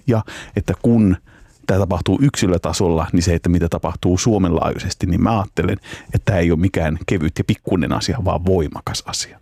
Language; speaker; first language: Finnish; native; Finnish